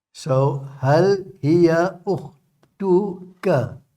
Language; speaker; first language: Arabic; non-native, fluent; English